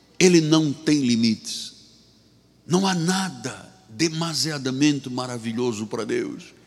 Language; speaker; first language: Portuguese; native; Portuguese